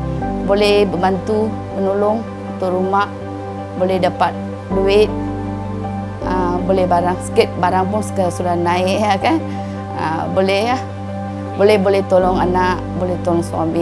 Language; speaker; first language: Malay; non-native, local second language; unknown